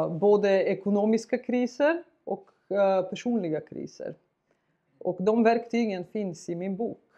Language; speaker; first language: Swedish; non-native, fluent; Bulgarian